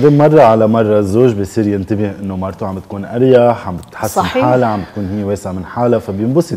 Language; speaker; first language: Arabic; native; Arabic